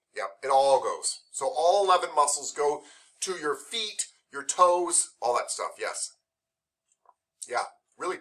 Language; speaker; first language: English; native; English